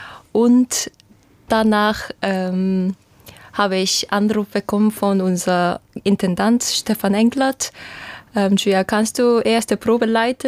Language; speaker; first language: German; non-native, fluent; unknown